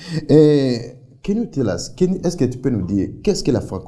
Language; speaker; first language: French; non-native, fluent; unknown